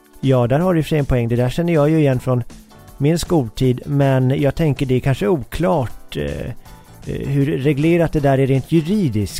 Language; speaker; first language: Swedish; native; Swedish